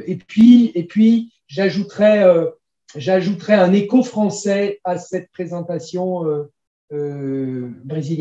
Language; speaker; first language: French; native; French